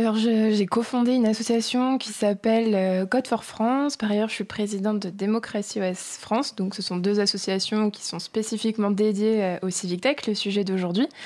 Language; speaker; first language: French; native; French